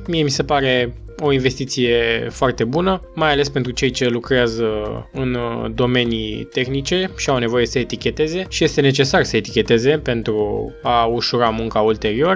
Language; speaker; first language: Romanian; native; Romanian